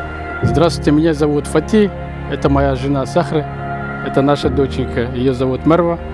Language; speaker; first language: Russian; non-native, fluent; Somali